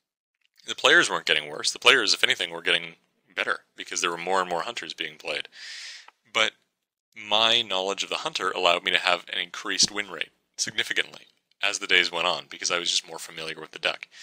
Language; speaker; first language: English; native; English